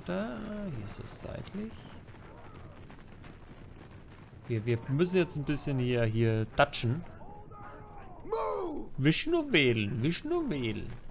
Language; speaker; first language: German; native; German